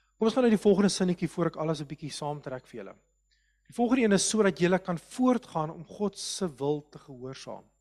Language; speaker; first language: Afrikaans; native; Afrikaans